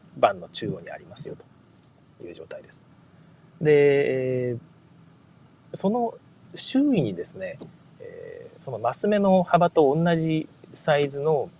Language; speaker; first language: Japanese; native; Japanese